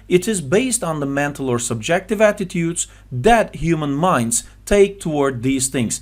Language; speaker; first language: English; non-native, fluent; Turkish